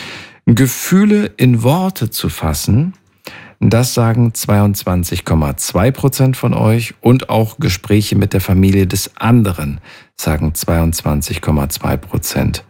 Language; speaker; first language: German; native; German